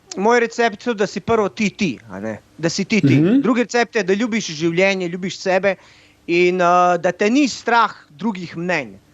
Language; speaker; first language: Slovenian; early bilingual, other home language; Bosnian